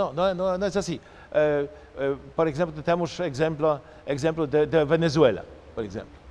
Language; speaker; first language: Portuguese; non-native, fluent; Polish